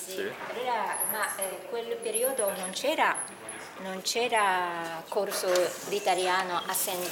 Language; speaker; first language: Italian; non-native, fluent; Japanese